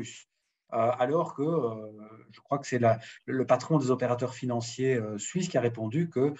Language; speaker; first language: French; native; French